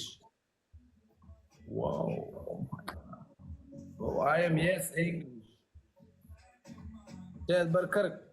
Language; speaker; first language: English; non-native, learner; Turkmen